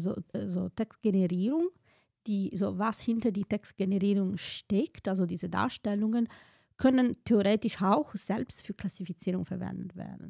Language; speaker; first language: German; non-native, fluent; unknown